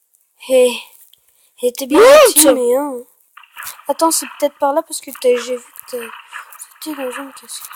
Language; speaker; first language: French; native; French